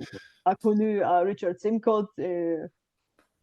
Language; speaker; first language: French; non-native, fluent; Bulgarian